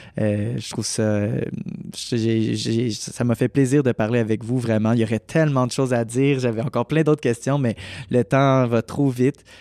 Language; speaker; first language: French; native; French